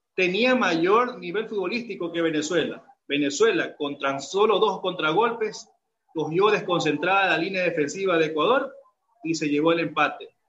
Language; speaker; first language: Spanish; native; Spanish